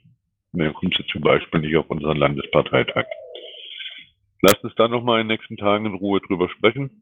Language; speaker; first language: German; native; German